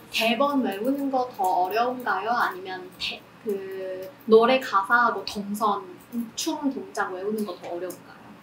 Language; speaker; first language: Korean; non-native, fluent; Chinese